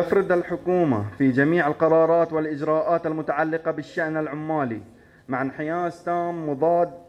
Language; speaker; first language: Arabic; native; Arabic